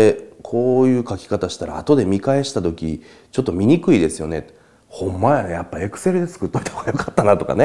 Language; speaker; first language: Japanese; native; Japanese